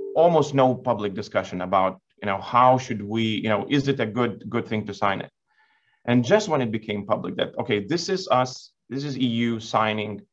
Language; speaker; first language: English; non-native, fluent; Lithuanian